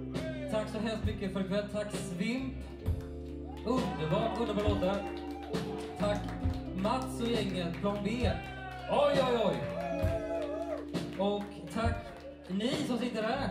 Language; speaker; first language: Swedish; native; Swedish